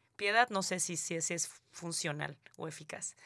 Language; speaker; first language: Spanish; native; Spanish